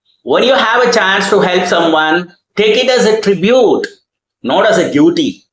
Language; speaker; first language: English; non-native, local second language; Tamil